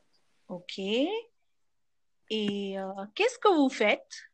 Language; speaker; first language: French; non-native, learner; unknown